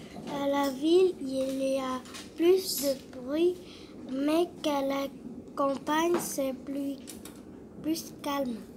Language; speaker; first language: French; non-native, learner; Vietnamese